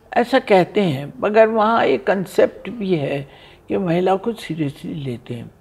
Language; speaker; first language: Hindi; native; Hindi